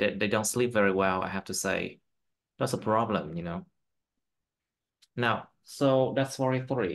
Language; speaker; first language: English; non-native, fluent; Vietnamese